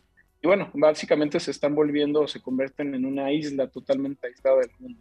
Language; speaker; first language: Spanish; native; Spanish